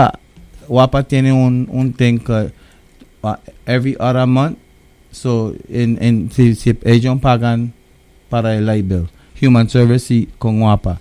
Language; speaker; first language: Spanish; early bilingual, heritage; English